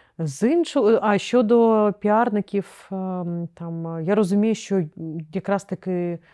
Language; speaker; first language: Ukrainian; non-native, local second language; Crimean Tatar